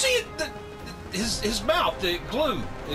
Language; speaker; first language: English; native; English